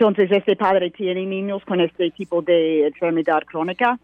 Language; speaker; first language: Spanish; non-native, learner; English